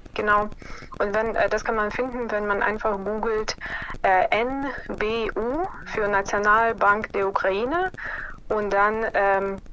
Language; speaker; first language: German; non-native, fluent; Ukrainian